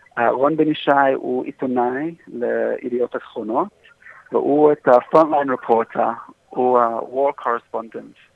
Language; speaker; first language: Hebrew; non-native, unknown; English